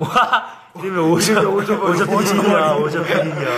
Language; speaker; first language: Korean; native; Korean